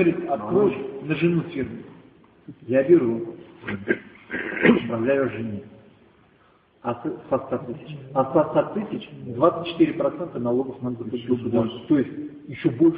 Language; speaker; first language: Russian; native; Russian